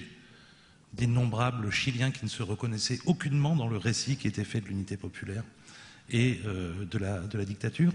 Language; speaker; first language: French; native; French